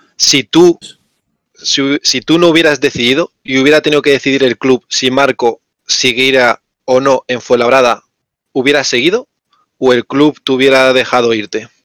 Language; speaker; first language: Spanish; native; Spanish